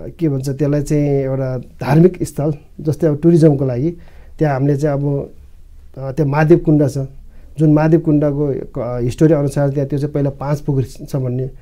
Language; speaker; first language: Nepali; non-native, local second language; Eastern Tamang